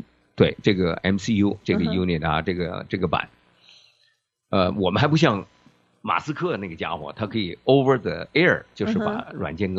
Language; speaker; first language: Chinese; native; Chinese